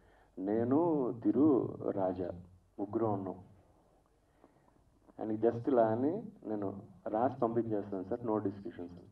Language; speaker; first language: Telugu; native; Telugu